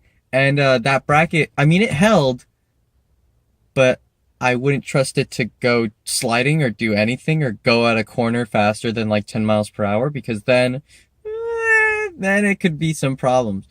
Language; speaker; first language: English; native; English